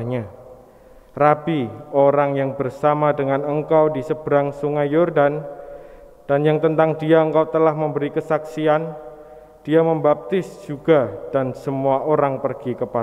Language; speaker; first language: Indonesian; non-native, local second language; Javanese